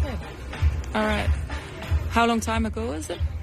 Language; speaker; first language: English; non-native, fluent; Danish